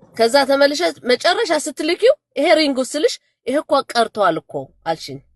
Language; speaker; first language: Amharic; non-native, local second language; Tigrinya